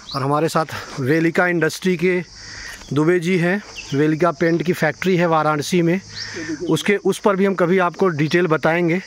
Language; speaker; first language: Hindi; native; Hindi